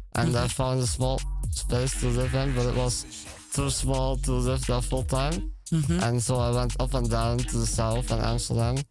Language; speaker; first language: English; non-native, fluent; Dutch